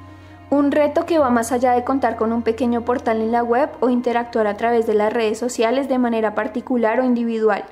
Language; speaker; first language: Spanish; native; Spanish